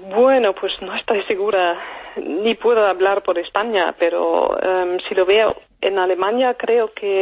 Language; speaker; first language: Spanish; non-native, fluent; German